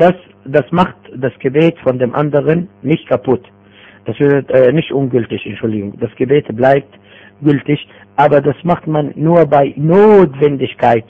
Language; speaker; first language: German; non-native, fluent; Arabic